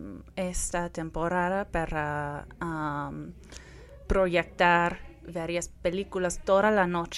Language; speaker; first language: Spanish; non-native, fluent; English